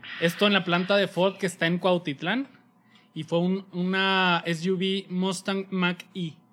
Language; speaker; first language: Spanish; native; Spanish